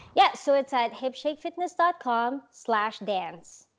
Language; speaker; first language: English; non-native, local second language; Filipino